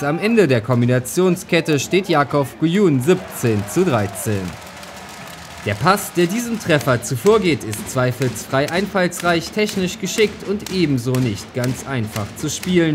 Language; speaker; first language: German; native; German